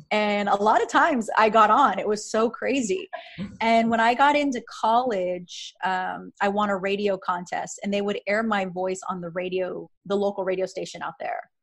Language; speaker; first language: English; native; English